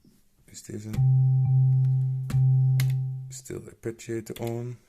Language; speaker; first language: English; non-native, fluent; Dutch